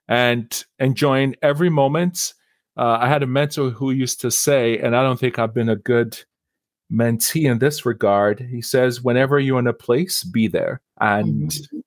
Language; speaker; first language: English; non-native, local second language; Yoruba